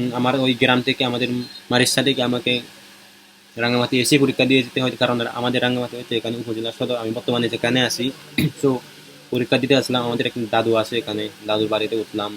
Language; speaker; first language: Bangla; non-native, local second language; Chakma